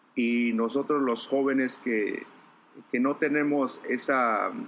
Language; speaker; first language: Spanish; non-native, local second language; Zapotec